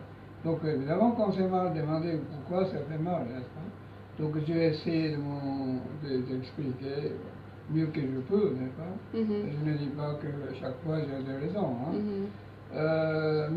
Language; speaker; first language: French; non-native, learner; Japanese